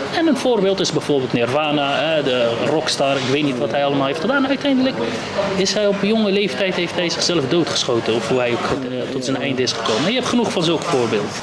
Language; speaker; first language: Dutch; early bilingual, other home language; Arabic